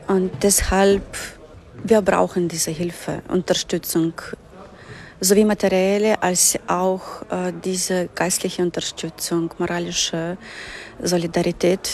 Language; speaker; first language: German; non-native, fluent; Ukrainian